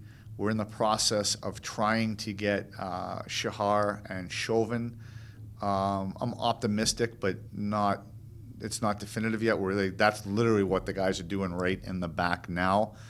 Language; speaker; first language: English; native; English